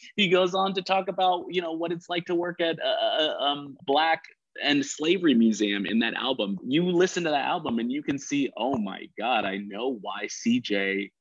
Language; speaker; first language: English; native; English